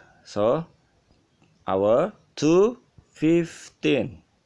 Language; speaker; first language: English; non-native, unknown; Indonesian